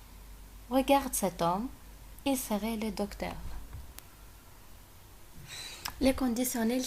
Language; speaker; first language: French; non-native, fluent; Arabic